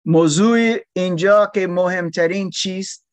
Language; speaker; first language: Persian; non-native, learner; English